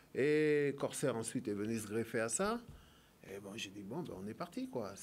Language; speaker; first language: French; native; French